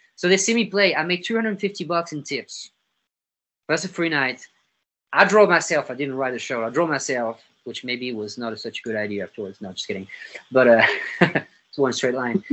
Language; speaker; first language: English; non-native, fluent; French